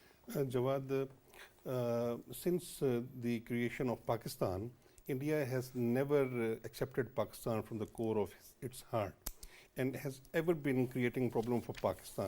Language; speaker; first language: English; non-native, local second language; Urdu